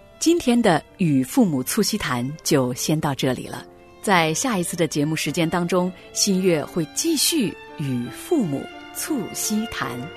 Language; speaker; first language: Chinese; native; Chinese